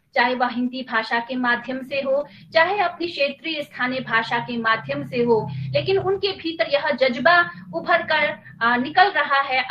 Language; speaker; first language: Hindi; non-native, local second language; Nepali